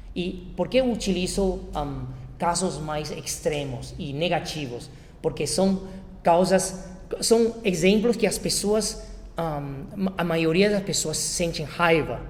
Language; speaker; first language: Portuguese; non-native, fluent; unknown